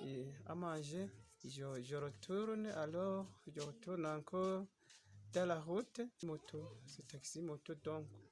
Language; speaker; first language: French; non-native, local second language; Rundi